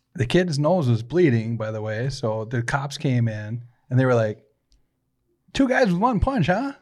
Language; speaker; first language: English; native; English